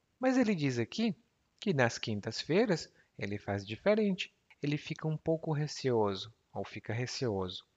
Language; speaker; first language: Portuguese; native; Portuguese